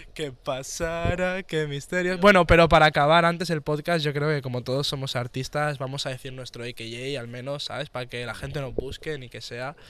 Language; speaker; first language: Spanish; native; Spanish